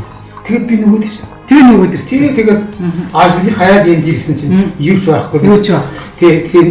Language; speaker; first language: Mongolian; non-native, local second language; Kazakh